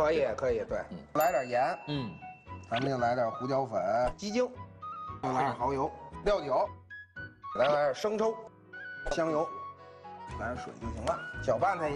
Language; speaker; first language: Chinese; native; Chinese